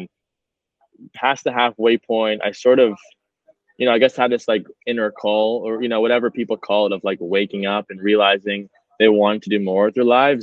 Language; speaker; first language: English; native; English